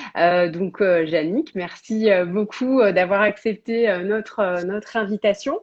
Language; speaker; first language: French; native; French